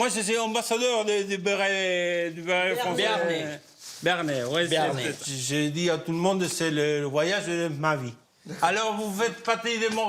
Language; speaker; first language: French; non-native, fluent; Spanish